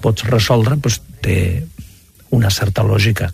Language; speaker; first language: Catalan; non-native, local second language; Spanish